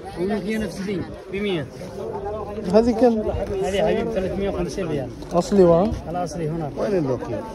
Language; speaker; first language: Arabic; non-native, learner; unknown